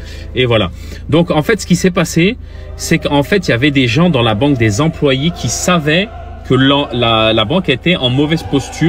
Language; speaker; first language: French; native; French